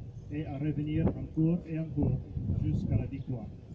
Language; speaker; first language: French; non-native, fluent; English